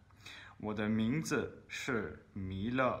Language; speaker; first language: Chinese; non-native, learner; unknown